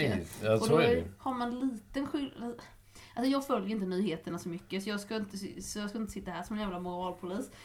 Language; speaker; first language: Swedish; native; Swedish